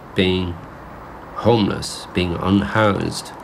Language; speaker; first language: English; native; English